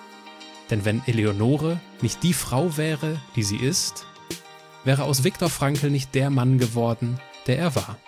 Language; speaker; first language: German; native; German